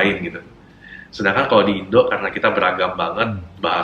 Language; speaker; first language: Indonesian; native; Indonesian